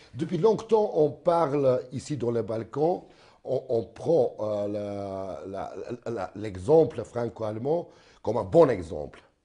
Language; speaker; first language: French; non-native, fluent; Macedonian